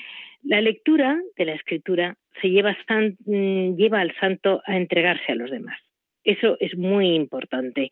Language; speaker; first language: Spanish; native; Spanish